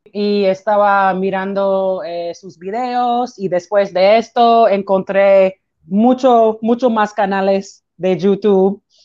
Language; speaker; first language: Spanish; non-native, learner; English